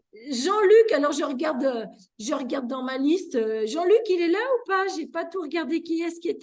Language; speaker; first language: French; native; French